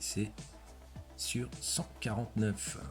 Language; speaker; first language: French; native; French